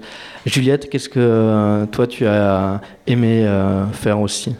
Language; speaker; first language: French; native; French